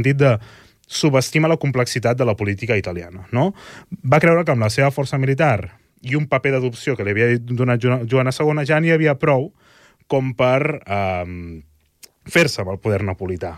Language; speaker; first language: Catalan; native; Catalan